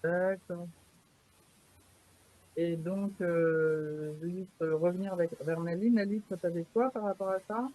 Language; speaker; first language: French; native; French